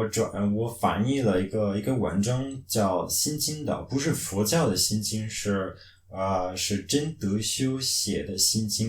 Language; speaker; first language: Chinese; non-native, fluent; French